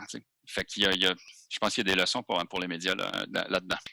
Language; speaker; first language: French; native; French